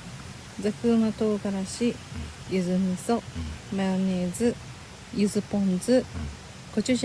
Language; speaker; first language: Japanese; native; Japanese